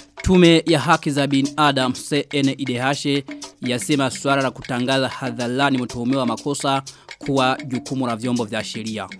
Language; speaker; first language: Swahili; non-native, local second language; Rundi